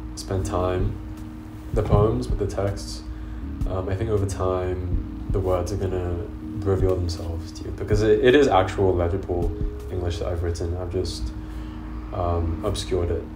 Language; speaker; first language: English; native; English